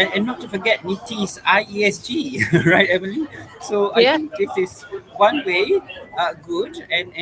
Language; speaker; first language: English; non-native, local second language; Malay